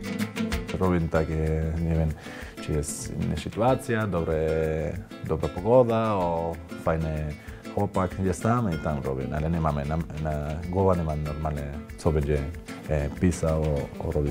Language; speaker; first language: Polish; non-native, learner; Spanish